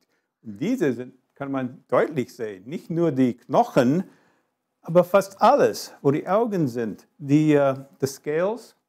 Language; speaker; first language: German; non-native, fluent; English